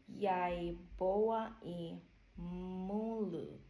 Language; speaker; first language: Danish; non-native, learner; Filipino